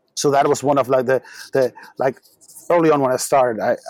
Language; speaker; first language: English; non-native, fluent; German